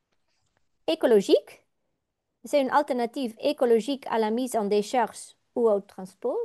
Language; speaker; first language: French; non-native, learner; Dutch